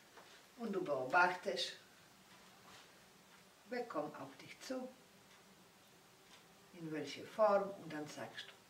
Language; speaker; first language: German; non-native, learner; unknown